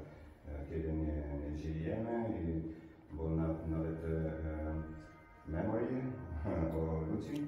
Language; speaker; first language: Polish; non-native, learner; Italian